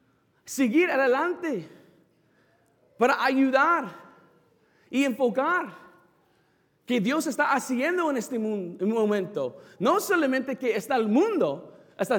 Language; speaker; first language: Spanish; non-native, fluent; English